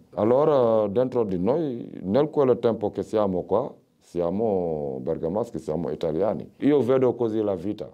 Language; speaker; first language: Italian; non-native, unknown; Wolof